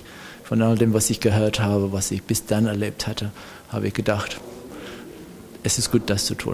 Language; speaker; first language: German; non-native, fluent; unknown